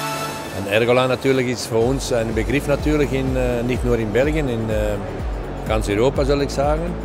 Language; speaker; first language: German; non-native, fluent; Dutch